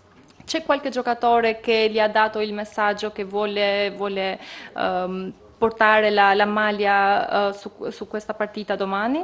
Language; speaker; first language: Italian; non-native, fluent; Albanian